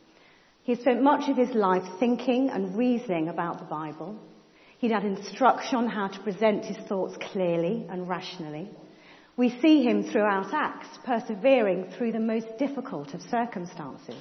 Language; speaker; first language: English; native; English